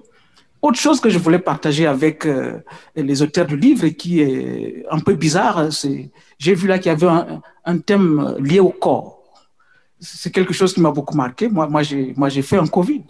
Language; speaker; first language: French; native; French